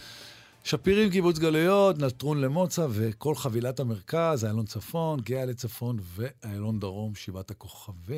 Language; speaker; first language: Hebrew; native; Hebrew